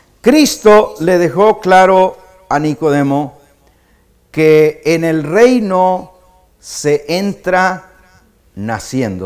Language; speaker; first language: Spanish; native; Spanish